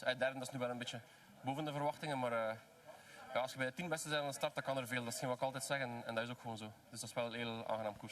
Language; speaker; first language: Dutch; native; Dutch